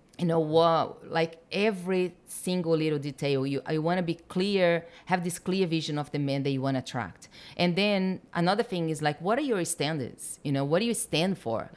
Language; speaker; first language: English; non-native, fluent; Portuguese